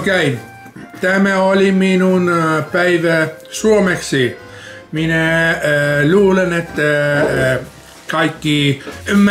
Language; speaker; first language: Finnish; non-native, learner; Italian